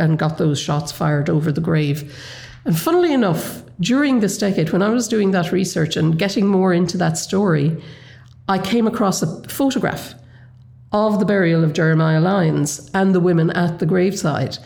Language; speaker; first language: English; native; English